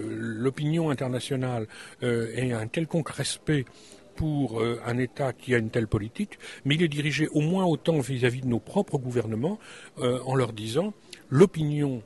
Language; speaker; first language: French; native; French